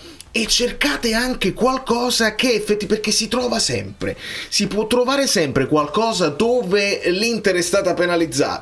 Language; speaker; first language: Italian; native; Italian